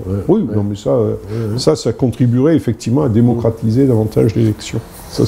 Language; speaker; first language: French; native; French